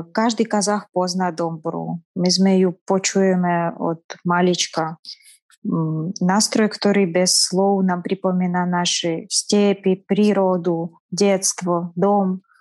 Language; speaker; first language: Slovak; non-native, fluent; Kazakh